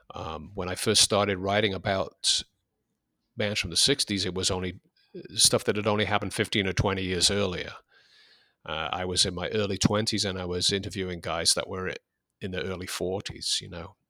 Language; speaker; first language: English; native; English